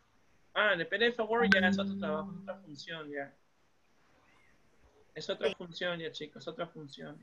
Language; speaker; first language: Spanish; native; Spanish